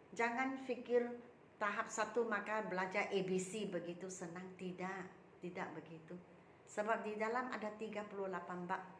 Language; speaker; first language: Malay; non-native, local second language; Chinese